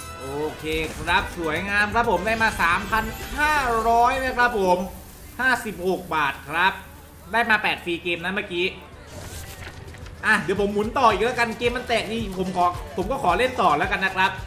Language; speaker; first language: Thai; native; Thai